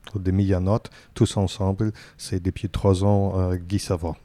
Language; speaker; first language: French; non-native, fluent; German